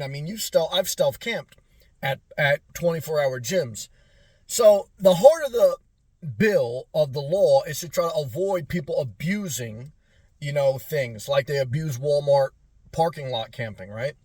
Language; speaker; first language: English; native; English